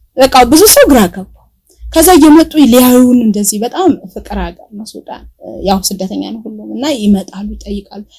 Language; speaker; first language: Amharic; native; Amharic